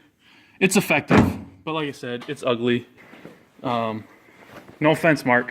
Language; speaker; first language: English; native; English